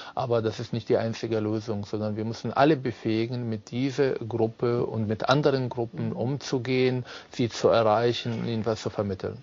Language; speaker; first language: German; non-native, fluent; Arabic